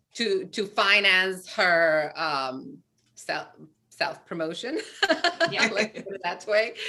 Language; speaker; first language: English; non-native, fluent; Albanian